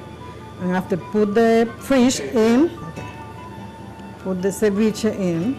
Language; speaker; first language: English; non-native, learner; Spanish